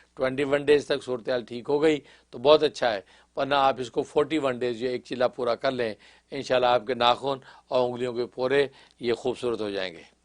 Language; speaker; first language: Urdu; native; Urdu